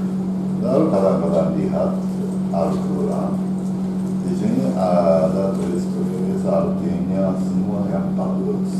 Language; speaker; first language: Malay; non-native, learner; Japanese